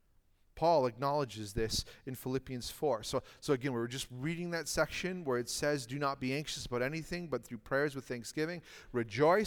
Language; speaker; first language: English; native; English